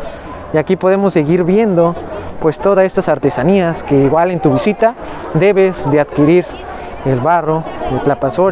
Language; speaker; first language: Spanish; native; Spanish